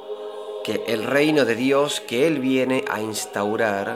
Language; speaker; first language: Spanish; native; Spanish